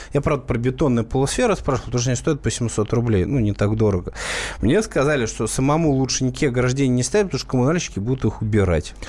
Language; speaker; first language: Russian; native; Russian